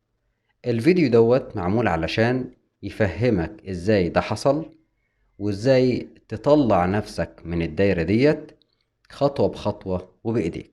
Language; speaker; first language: Arabic; native; Arabic